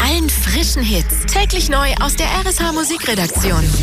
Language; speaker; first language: German; native; German